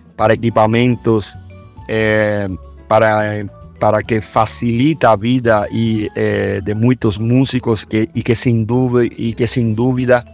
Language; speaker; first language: Portuguese; non-native, fluent; Spanish